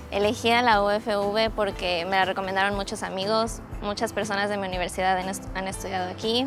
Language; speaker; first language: Spanish; native; Spanish